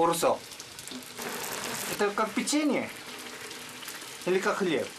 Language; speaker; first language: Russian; non-native, learner; Korean